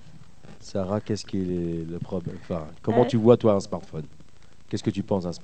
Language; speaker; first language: French; native; French